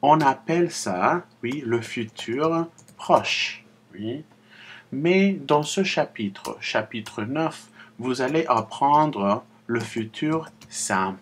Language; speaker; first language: French; non-native, fluent; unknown